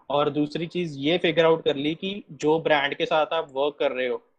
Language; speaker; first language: Hindi; native; Hindi